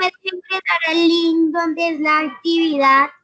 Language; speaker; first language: Spanish; native; Spanish